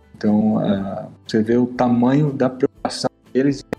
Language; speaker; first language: Portuguese; native; Portuguese